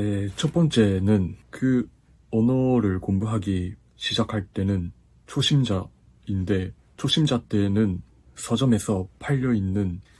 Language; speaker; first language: Korean; non-native, fluent; Japanese